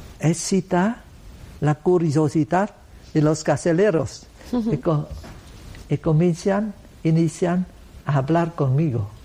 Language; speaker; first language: Spanish; non-native, learner; Vietnamese